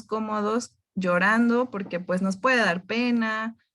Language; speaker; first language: Spanish; native; Spanish